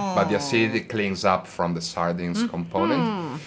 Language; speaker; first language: English; non-native, fluent; Italian